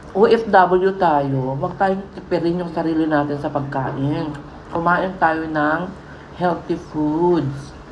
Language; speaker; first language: Filipino; non-native, local second language; Iloko